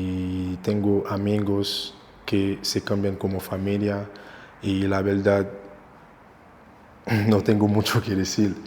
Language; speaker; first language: Spanish; non-native, local second language; Haitian Creole